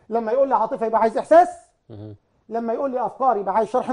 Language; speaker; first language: Arabic; native; Arabic